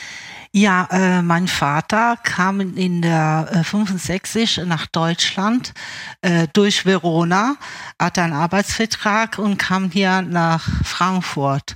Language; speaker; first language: German; early bilingual, other home language; Italian